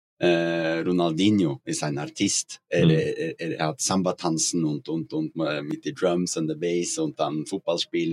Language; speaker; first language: German; non-native, learner; Norwegian